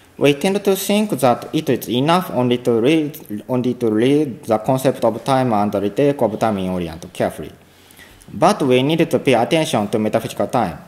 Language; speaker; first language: English; non-native, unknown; Japanese